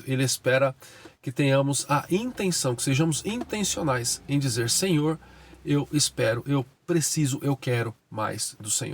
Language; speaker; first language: Portuguese; native; Portuguese